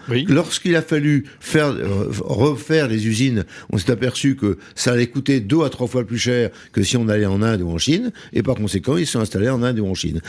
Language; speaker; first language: French; native; French